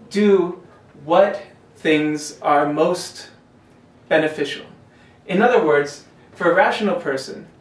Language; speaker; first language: English; native; English